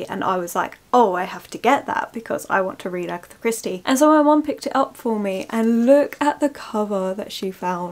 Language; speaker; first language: English; native; English